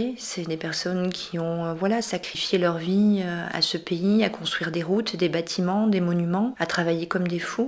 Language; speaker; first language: French; native; French